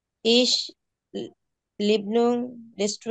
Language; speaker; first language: German; non-native, learner; Bangla